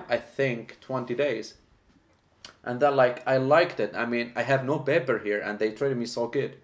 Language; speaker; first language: English; non-native, fluent; Arabic